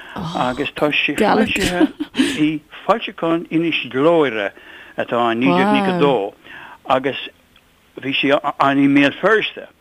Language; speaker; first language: Irish; non-native, local second language; English